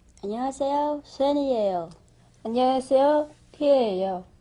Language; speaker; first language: Korean; non-native, learner; Vietnamese